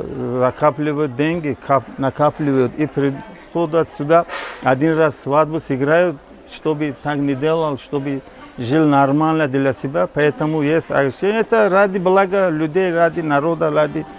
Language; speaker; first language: Russian; non-native, local second language; Tajik